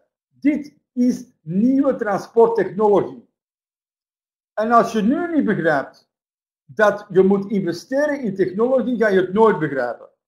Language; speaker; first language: Dutch; native; Dutch